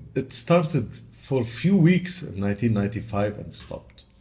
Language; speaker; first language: English; non-native, local second language; Arabic